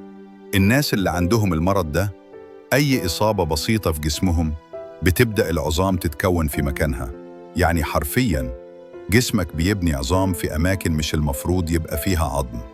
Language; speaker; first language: Arabic; native; Arabic